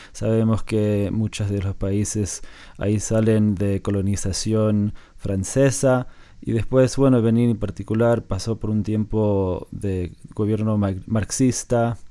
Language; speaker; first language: Spanish; non-native, fluent; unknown